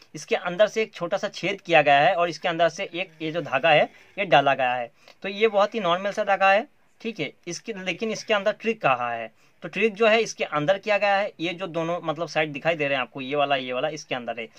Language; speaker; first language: Hindi; non-native, local second language; Bangla